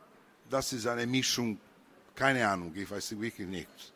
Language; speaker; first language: German; non-native, learner; Serbian